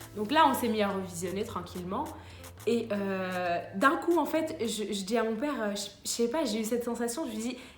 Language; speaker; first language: French; early bilingual, other home language; Arabic